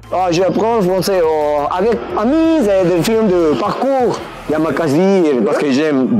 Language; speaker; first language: French; non-native, learner; Spanish